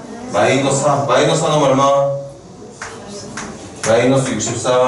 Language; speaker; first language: Korean; native; Korean